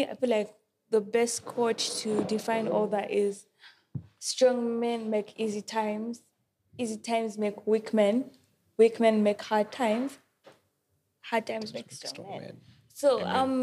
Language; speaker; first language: English; non-native, local second language; Ganda